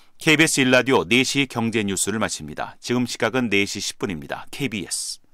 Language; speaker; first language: Korean; native; Korean